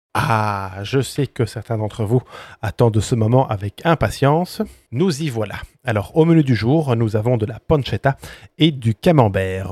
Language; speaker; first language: French; native; French